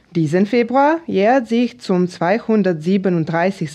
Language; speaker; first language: German; non-native, fluent; Serbian